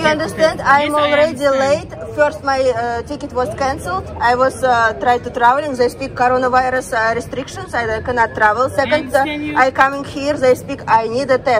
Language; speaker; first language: English; non-native, learner; Russian